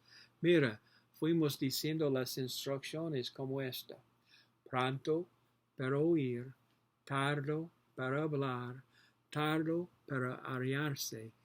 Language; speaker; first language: Spanish; non-native, learner; English